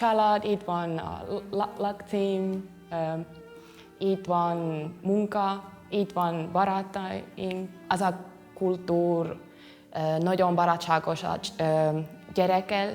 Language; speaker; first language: Hungarian; non-native, learner; Finnish